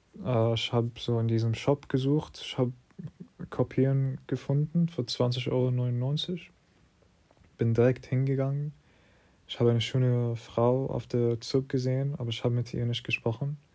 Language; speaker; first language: German; non-native, fluent; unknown